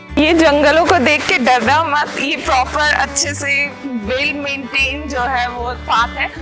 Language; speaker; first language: Hindi; native; Hindi